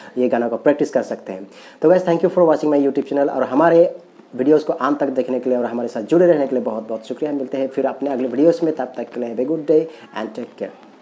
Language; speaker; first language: Hindi; non-native, local second language; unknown